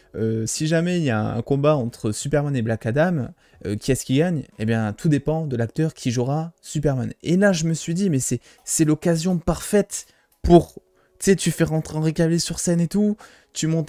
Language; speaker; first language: French; native; French